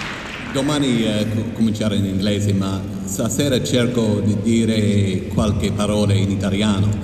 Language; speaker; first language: Italian; non-native, learner; English